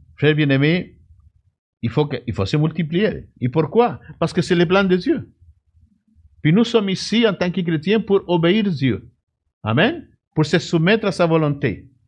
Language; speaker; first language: French; non-native, fluent; Spanish